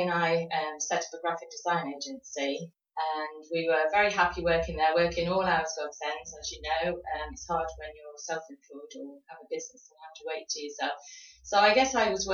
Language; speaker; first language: English; native; English